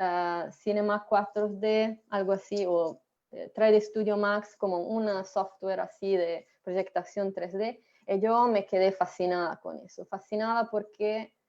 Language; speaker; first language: Spanish; non-native, fluent; Italian